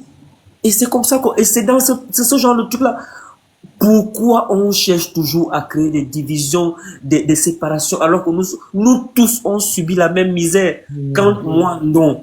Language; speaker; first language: French; non-native, local second language; Fang